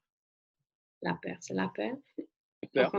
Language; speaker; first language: French; non-native, fluent; Polish